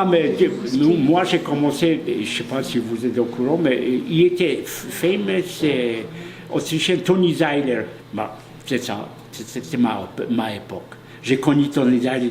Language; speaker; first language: French; non-native, fluent; Polish